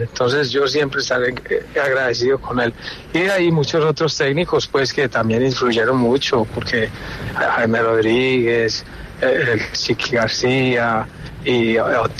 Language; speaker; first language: Spanish; native; Spanish